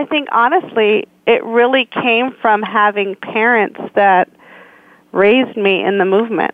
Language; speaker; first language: English; native; English